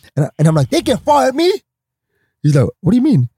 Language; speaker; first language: English; non-native, fluent; Swedish